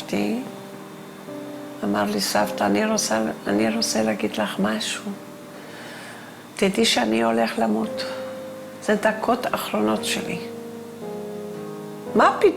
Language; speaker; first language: Hebrew; non-native, fluent; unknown